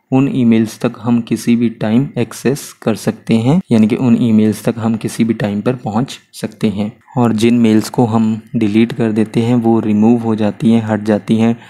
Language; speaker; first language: Hindi; native; Hindi